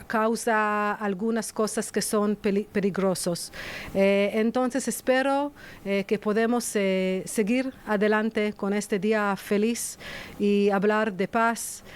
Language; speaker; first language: Spanish; non-native, fluent; Hebrew